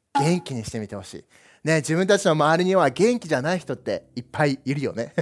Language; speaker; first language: Japanese; early bilingual, heritage; Japanese